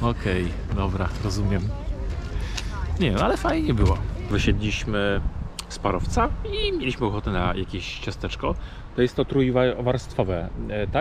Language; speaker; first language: Polish; native; Polish